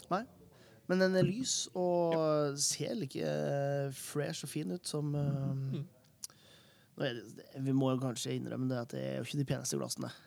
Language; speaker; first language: Norwegian; native; Norwegian